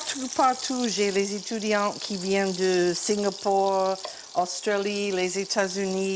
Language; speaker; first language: French; non-native, fluent; English